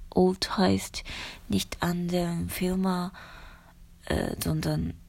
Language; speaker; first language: German; non-native, learner; Japanese